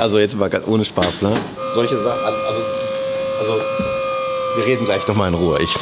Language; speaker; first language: German; native; German